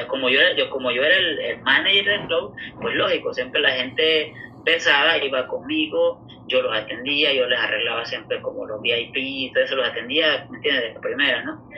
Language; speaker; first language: Spanish; native; Spanish